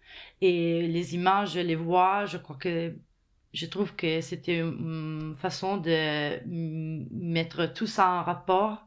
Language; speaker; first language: French; non-native, fluent; Italian